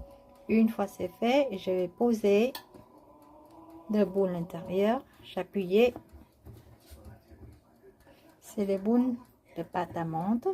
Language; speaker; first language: French; non-native, learner; Vietnamese